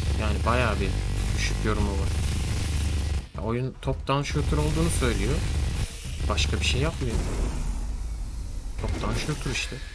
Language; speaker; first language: Turkish; native; Turkish